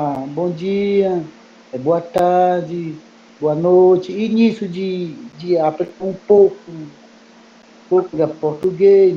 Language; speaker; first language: Portuguese; non-native, local second language; Kayapó